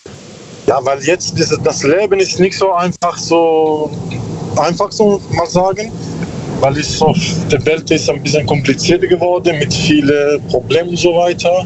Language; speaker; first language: German; non-native, learner; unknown